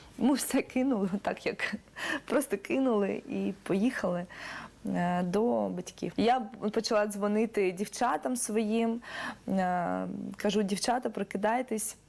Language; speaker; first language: Ukrainian; non-native, local second language; Russian